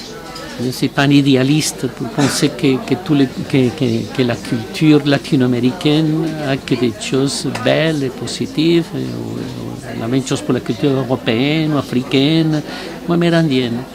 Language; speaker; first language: French; non-native, fluent; Spanish